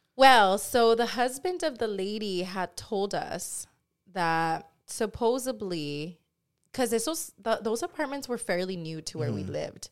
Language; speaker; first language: English; early bilingual, other home language; Spanish